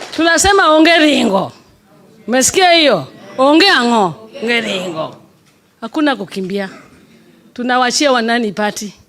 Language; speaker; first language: Swahili; non-native, local second language; Luo (Kenya and Tanzania)